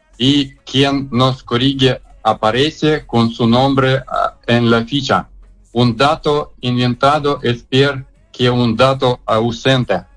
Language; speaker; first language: Spanish; non-native, learner; Russian